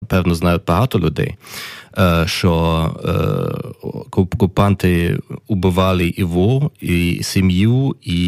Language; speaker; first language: Ukrainian; non-native, learner; German